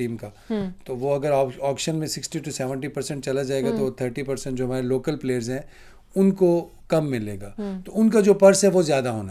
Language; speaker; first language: Urdu; native; Urdu